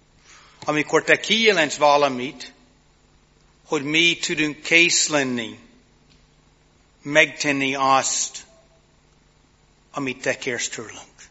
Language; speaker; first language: Hungarian; non-native, fluent; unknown